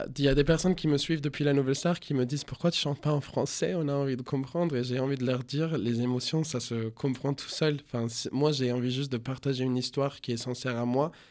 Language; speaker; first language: French; non-native, fluent; Spanish